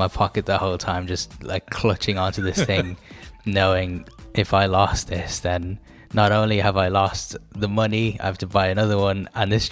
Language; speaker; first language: English; native; English